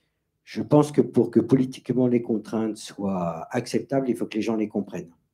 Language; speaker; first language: French; native; French